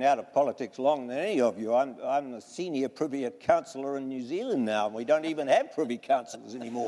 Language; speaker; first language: English; native; English